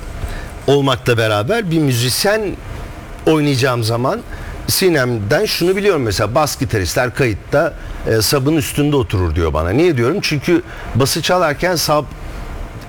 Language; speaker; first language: Turkish; native; Turkish